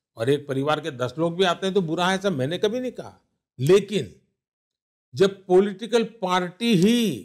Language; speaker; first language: Hindi; non-native, local second language; Gujarati